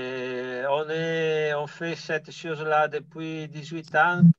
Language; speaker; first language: French; non-native, fluent; Italian